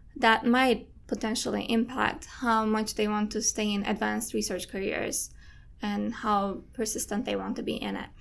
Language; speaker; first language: English; non-native, fluent; Turkish